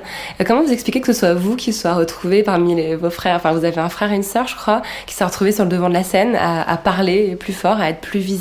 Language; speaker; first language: French; native; French